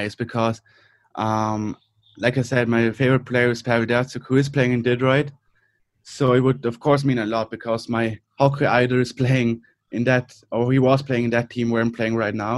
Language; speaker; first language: English; non-native, fluent; German